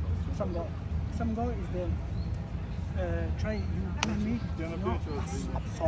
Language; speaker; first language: English; non-native, learner; Italian